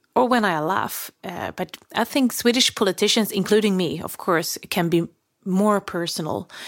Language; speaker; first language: English; non-native, fluent; Swedish